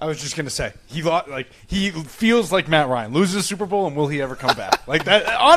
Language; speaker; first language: English; native; English